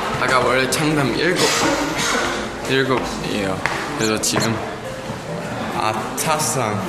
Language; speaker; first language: Korean; non-native, learner; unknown